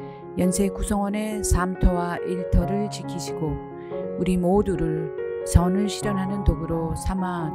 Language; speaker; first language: Korean; native; Korean